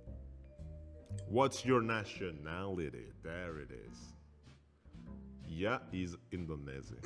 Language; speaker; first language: Russian; non-native, learner; Indonesian